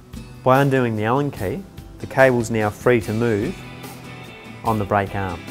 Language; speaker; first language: English; native; English